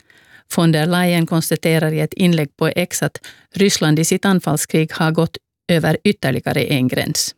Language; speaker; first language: Swedish; native; Swedish